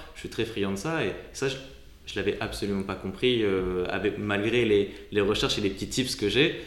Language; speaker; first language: French; native; French